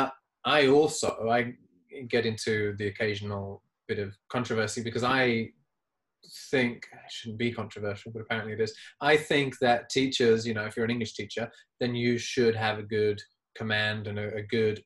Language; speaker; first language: English; native; English